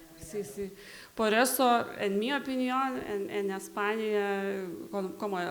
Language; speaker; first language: Spanish; non-native, learner; Lithuanian